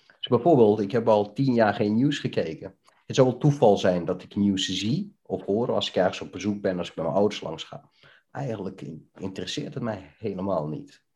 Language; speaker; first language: Dutch; early bilingual, other home language; Bosnian